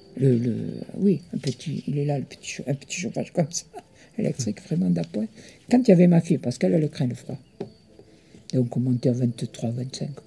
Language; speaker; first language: French; early bilingual, other home language; Italian